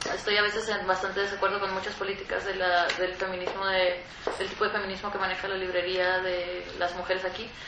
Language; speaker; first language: Spanish; native; Spanish